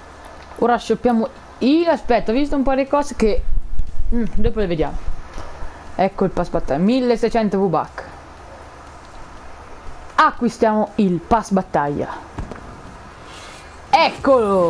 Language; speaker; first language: Italian; native; Italian